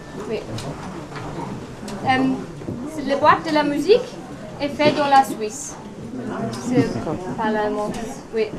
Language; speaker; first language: French; non-native, learner; German